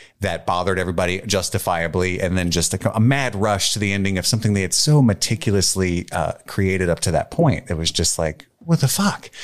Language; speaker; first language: English; native; English